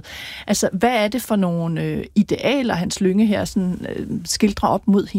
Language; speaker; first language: Danish; native; Danish